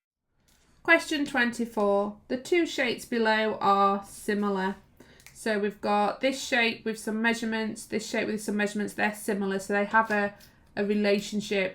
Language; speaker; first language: English; native; English